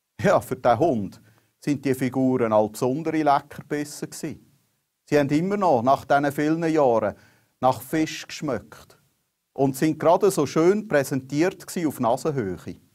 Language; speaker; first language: German; native; German